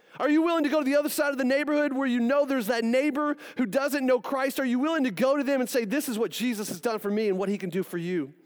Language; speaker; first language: English; native; English